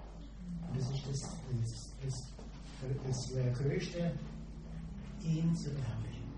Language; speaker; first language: German; non-native, fluent; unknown